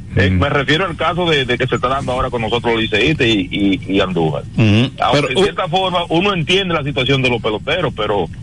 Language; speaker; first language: Spanish; native; Spanish